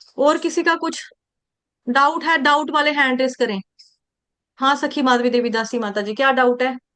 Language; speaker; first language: Hindi; native; Hindi